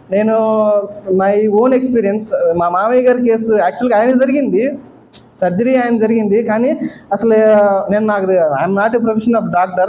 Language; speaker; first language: Telugu; native; Telugu